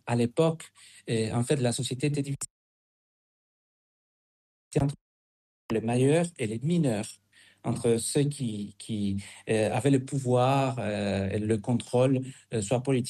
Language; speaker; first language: French; non-native, fluent; Spanish